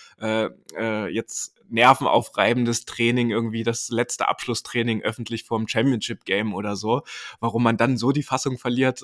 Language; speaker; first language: German; native; German